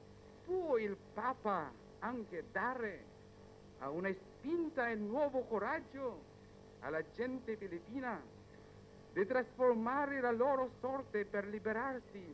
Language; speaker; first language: Italian; non-native, fluent; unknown